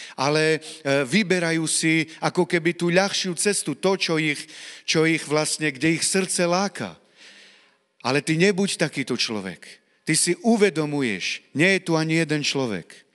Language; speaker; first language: Slovak; non-native, local second language; Romany